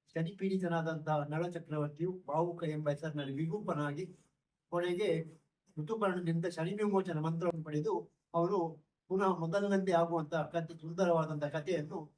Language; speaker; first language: Kannada; non-native, local second language; Konkani